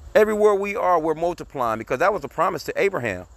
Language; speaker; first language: English; native; English